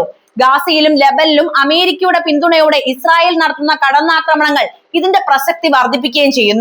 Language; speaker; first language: Malayalam; native; Malayalam